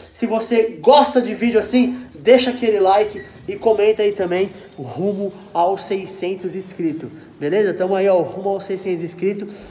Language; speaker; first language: Portuguese; native; Portuguese